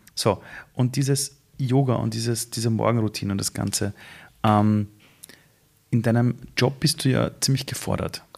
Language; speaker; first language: German; early bilingual, other home language; Persian